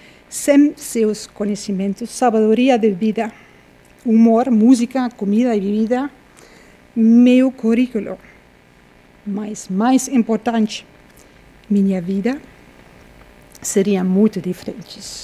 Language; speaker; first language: Portuguese; non-native, fluent; Dutch